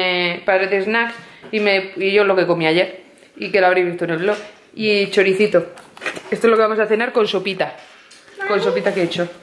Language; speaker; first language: Spanish; native; Spanish